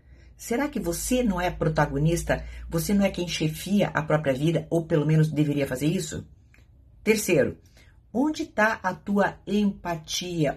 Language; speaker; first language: Portuguese; native; Portuguese